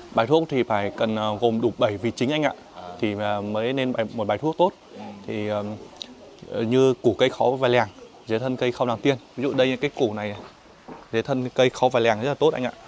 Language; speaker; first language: Vietnamese; non-native, local second language; Tày